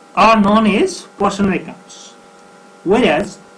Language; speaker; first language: English; non-native, local second language; Nepali